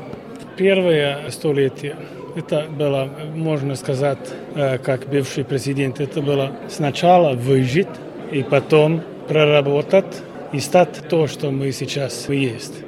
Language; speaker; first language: Russian; non-native, fluent; Finnish